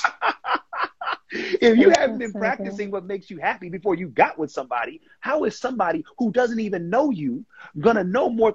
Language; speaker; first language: English; native; English